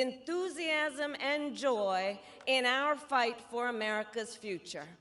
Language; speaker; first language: English; native; English